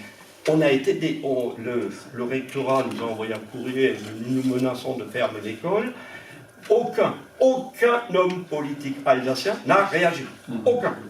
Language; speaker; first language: French; non-native, local second language; Swiss German